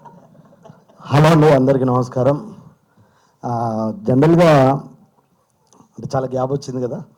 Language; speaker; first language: Telugu; native; Telugu